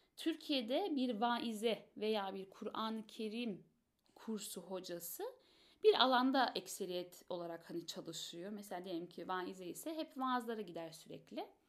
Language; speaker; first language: Turkish; early bilingual, heritage; Turkish